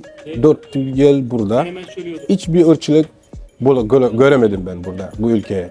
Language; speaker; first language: Turkish; non-native, learner; Wolof